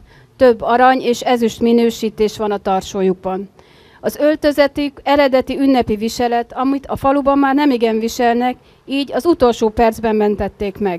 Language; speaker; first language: Hungarian; native; Hungarian